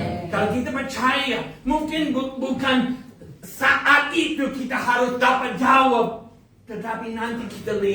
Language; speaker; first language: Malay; non-native, fluent; English